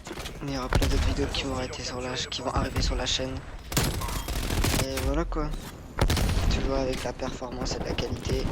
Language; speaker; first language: French; native; French